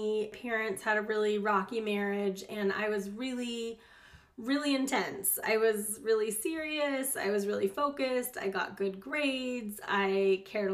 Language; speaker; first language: English; native; English